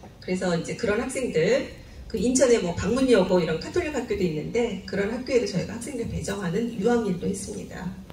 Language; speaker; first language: Korean; native; Korean